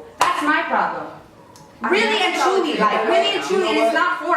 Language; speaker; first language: English; native; English